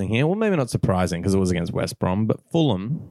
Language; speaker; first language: English; native; English